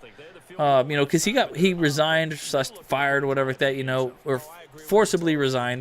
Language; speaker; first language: English; native; English